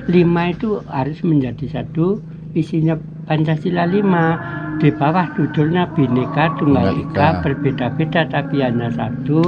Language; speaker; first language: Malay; non-native, local second language; Javanese